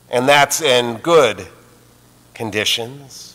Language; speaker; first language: English; native; English